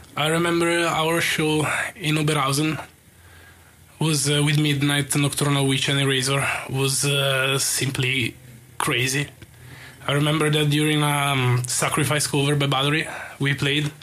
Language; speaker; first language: English; non-native, fluent; Italian